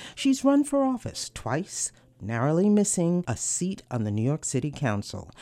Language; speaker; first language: English; native; English